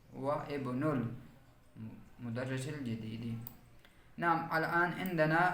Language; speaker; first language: Arabic; non-native, fluent; Urdu